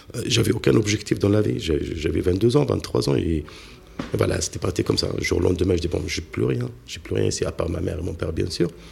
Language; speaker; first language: French; non-native, local second language; Arabic